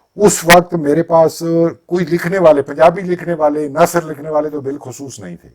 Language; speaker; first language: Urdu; non-native, local second language; Punjabi